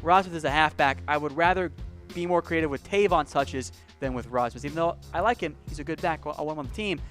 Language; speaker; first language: English; native; English